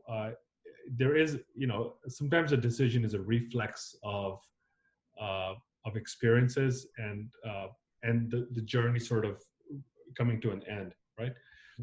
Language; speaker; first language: English; native; English